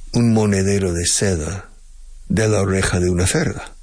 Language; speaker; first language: Spanish; non-native, fluent; English